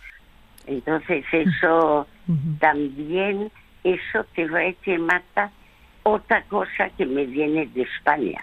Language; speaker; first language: Spanish; early bilingual, other home language; French